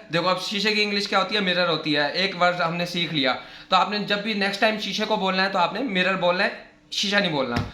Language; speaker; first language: Urdu; non-native, local second language; Saraiki